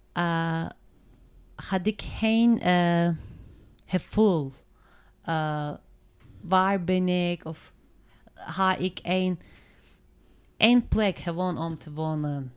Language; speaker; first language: Dutch; non-native, learner; Turkish